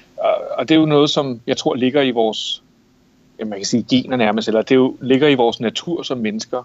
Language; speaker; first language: Danish; native; Danish